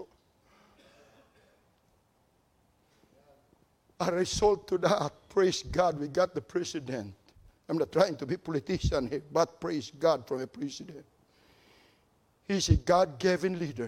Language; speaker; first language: English; non-native, local second language; Cebuano